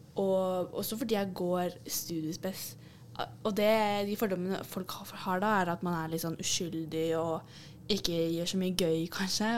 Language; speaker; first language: Norwegian; native; Norwegian